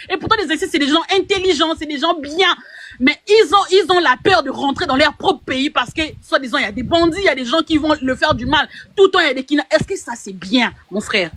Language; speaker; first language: French; non-native, local second language; Lingala